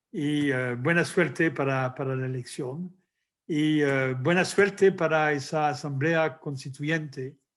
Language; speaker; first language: Spanish; non-native, fluent; French